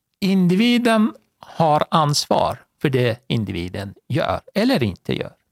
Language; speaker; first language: Swedish; non-native, fluent; Persian